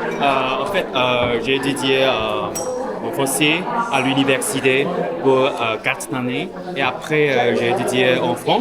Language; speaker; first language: French; non-native, learner; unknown